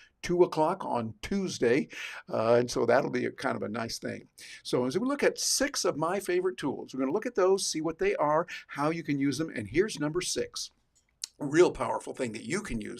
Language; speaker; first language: English; native; English